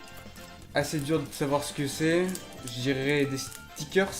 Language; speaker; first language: French; native; French